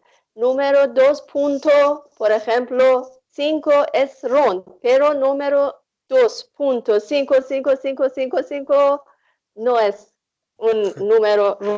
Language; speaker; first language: Spanish; non-native, fluent; Persian